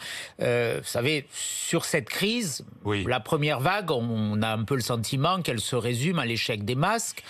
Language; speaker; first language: French; native; French